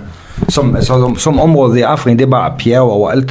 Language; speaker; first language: Danish; non-native, fluent; Kurdish